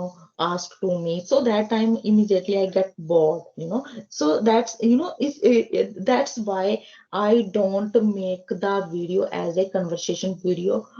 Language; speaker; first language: English; non-native, learner; Hindi